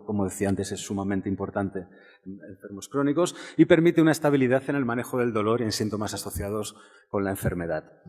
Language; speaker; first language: Spanish; native; Spanish